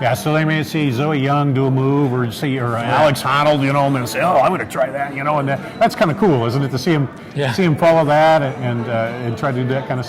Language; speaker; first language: English; native; English